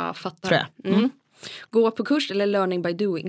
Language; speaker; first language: Swedish; native; Swedish